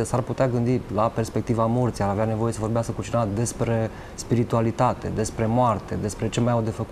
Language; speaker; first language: Romanian; native; Romanian